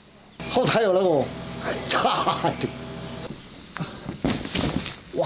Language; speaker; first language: Chinese; native; Chinese